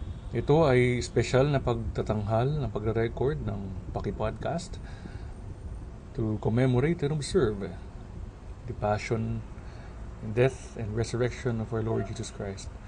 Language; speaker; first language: English; non-native, local second language; Filipino